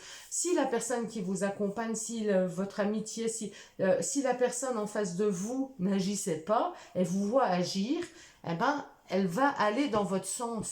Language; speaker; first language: French; native; French